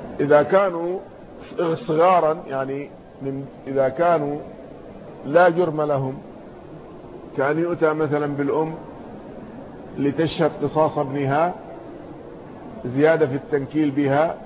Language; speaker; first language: Arabic; native; Arabic